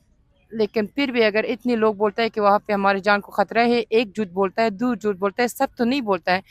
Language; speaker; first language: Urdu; non-native, fluent; Persian